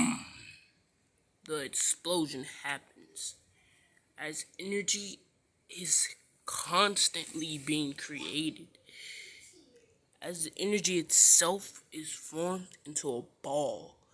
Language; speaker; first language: English; native; English